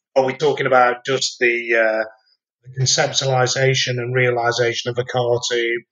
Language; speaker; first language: English; native; English